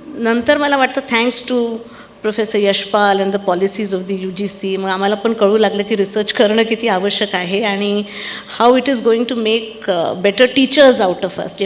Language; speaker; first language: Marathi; non-native, local second language; Punjabi